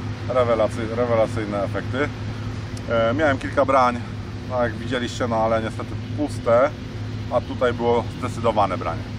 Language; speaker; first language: Polish; native; Polish